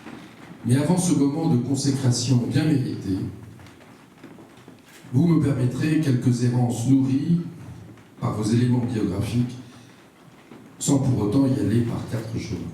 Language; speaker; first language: French; native; French